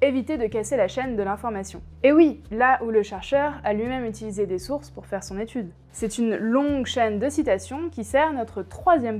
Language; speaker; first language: French; native; French